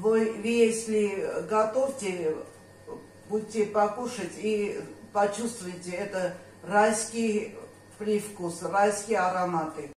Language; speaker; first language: Russian; non-native, local second language; Armenian